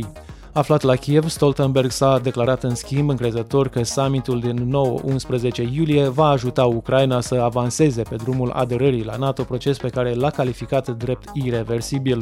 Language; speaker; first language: Romanian; native; Romanian